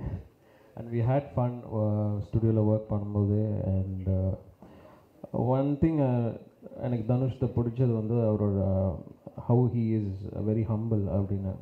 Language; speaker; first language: Tamil; native; Tamil